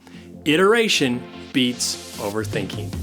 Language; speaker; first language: English; native; English